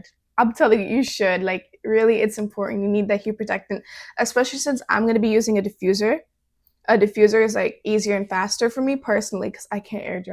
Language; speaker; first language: English; native; English